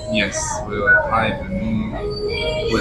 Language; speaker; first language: English; non-native, fluent; Arabic